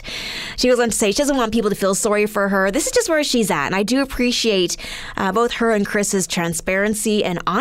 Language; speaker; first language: English; native; English